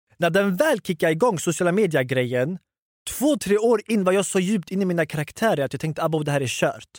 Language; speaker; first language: Swedish; early bilingual, other home language; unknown